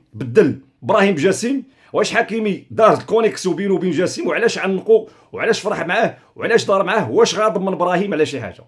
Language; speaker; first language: Arabic; native; Arabic